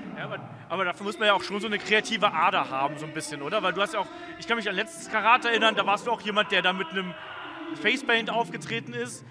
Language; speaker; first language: German; native; German